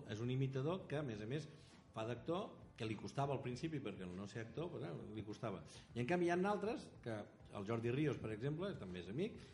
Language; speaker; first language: Catalan; native; Catalan